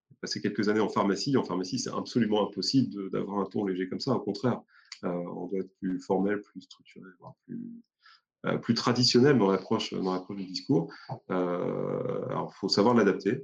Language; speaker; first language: French; native; French